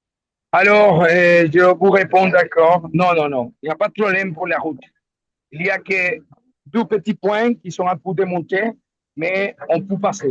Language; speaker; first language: French; non-native, learner; Spanish